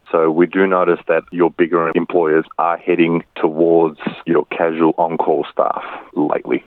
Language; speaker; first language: English; early bilingual, other home language; Macedonian